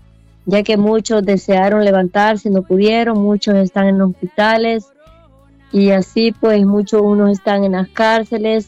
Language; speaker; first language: Spanish; native; Spanish